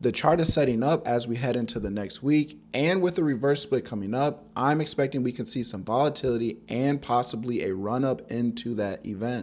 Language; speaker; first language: English; native; English